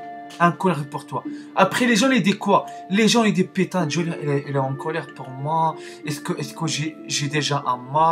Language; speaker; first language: French; non-native, learner; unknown